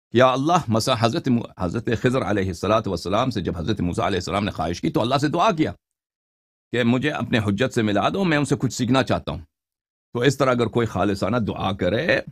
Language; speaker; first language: Urdu; non-native, fluent; Persian